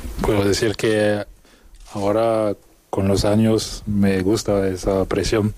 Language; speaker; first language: Spanish; non-native, fluent; French